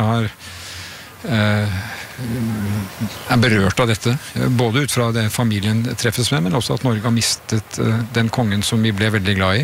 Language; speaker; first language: Norwegian; native; Norwegian